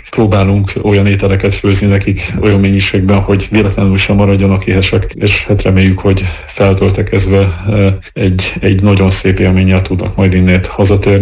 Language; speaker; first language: Hungarian; native; Hungarian